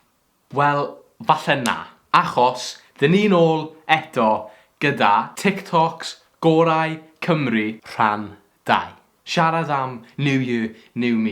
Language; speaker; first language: Welsh; native; Welsh